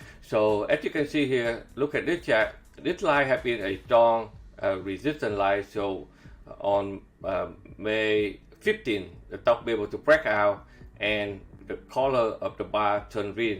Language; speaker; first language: English; non-native, fluent; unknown